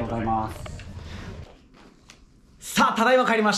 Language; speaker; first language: Japanese; native; Japanese